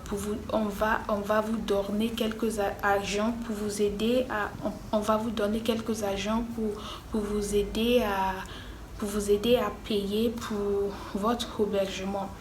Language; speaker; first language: French; non-native, fluent; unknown